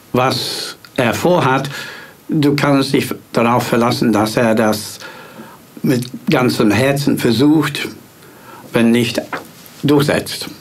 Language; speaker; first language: German; non-native, fluent; English